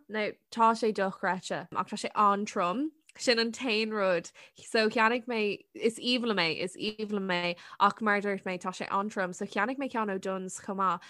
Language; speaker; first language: Irish; non-native, local second language; English